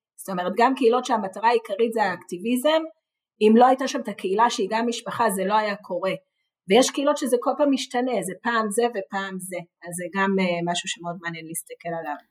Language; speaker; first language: Hebrew; native; Hebrew